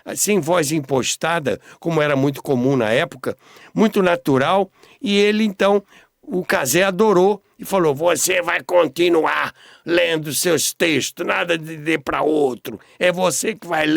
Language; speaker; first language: Portuguese; native; Portuguese